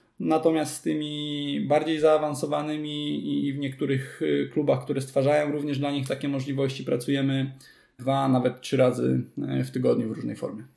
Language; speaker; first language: Polish; native; Polish